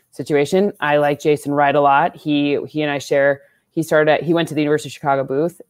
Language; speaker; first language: English; native; English